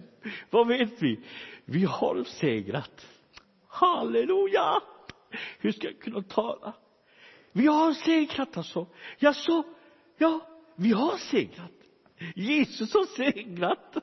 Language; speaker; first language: Swedish; non-native, fluent; Romany